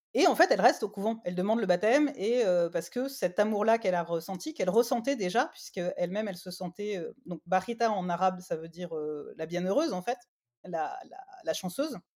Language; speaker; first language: French; native; French